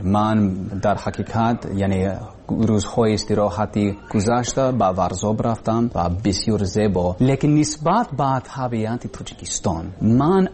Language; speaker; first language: Persian; non-native, learner; English